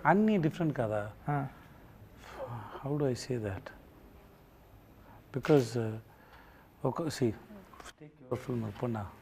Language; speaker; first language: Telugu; non-native, learner; Tamil